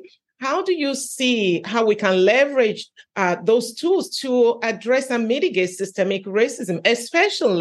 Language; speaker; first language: English; native; English